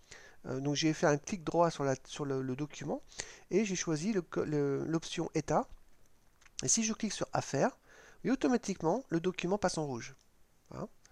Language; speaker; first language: French; native; French